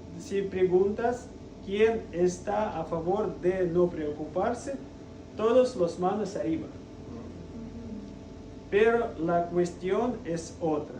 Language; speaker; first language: Spanish; non-native, fluent; Russian